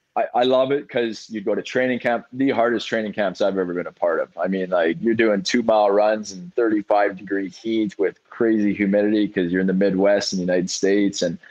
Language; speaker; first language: English; native; English